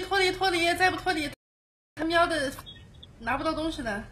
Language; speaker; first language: Chinese; native; Chinese